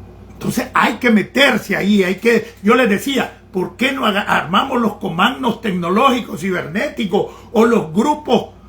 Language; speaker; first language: Spanish; native; Spanish